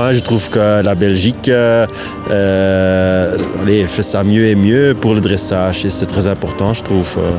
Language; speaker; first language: French; non-native, local second language; Dutch